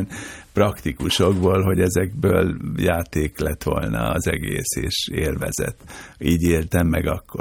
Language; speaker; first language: Hungarian; native; Hungarian